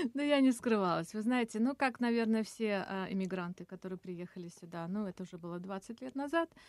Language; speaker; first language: Russian; non-native, local second language; Assyrian Neo-Aramaic